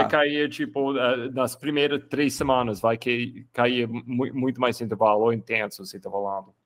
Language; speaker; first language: Portuguese; non-native, fluent; English